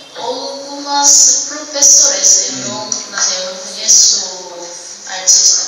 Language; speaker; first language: Portuguese; non-native, learner; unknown